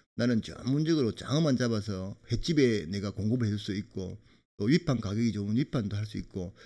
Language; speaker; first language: Korean; native; Korean